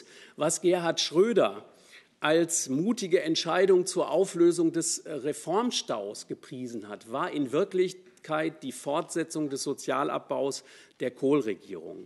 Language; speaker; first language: German; native; German